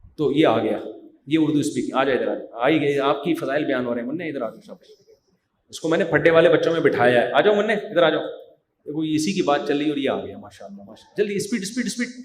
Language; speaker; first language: Urdu; native; Urdu